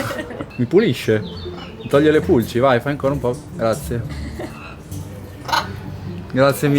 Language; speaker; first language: Italian; native; Italian